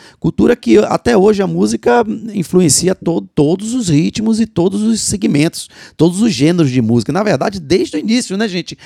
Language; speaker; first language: Portuguese; native; Portuguese